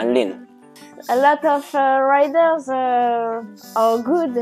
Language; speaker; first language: English; non-native, learner; French